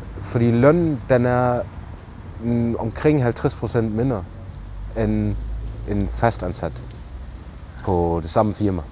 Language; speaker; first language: Danish; non-native, local second language; German